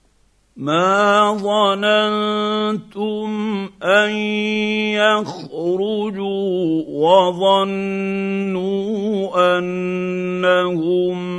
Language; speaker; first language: Arabic; native; Arabic